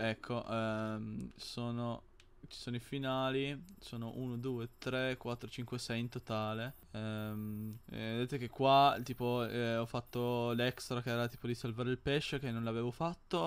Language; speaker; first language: Italian; native; Italian